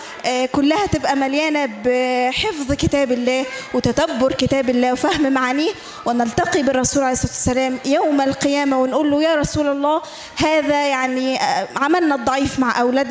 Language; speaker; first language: Arabic; native; Arabic